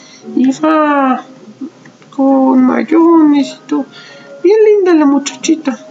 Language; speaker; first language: Spanish; native; Spanish